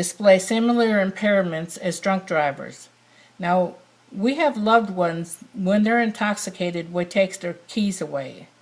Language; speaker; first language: English; native; English